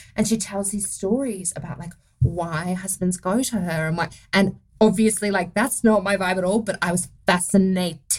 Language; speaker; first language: English; native; English